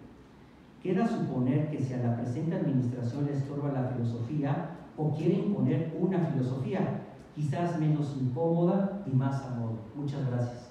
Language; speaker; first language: Spanish; native; Spanish